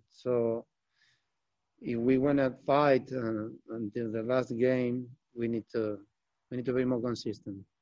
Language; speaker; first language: English; non-native, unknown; Spanish